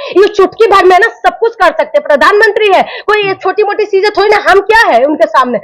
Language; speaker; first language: Hindi; non-native, local second language; Assamese